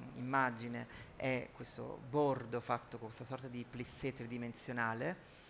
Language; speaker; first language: Italian; native; Italian